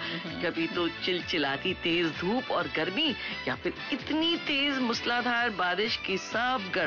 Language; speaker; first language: Hindi; native; Hindi